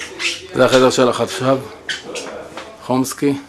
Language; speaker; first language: Hebrew; native; Hebrew